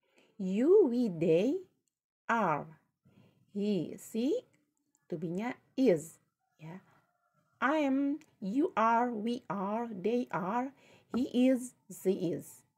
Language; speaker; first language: English; non-native, learner; Indonesian